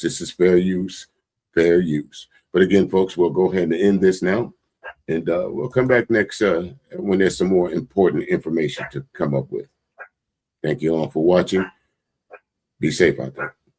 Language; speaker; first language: English; native; English